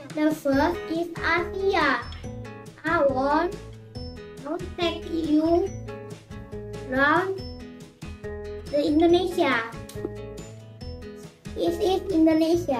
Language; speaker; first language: English; non-native, learner; Indonesian